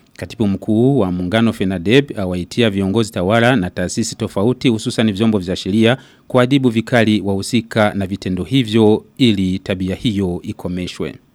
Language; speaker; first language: Swahili; non-native, local second language; Rundi